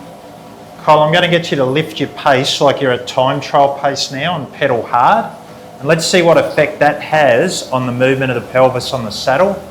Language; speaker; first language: English; native; English